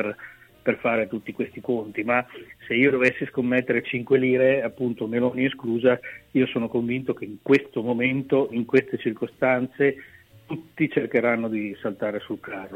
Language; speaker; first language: Italian; native; Italian